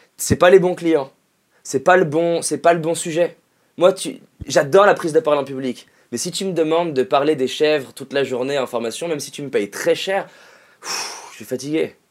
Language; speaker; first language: French; native; French